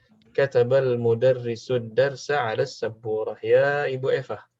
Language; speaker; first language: Arabic; non-native, fluent; Indonesian